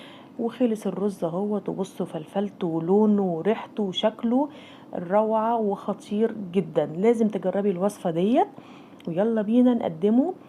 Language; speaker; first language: Arabic; native; Arabic